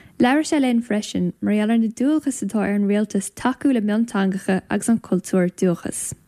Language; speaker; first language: Irish; native; Irish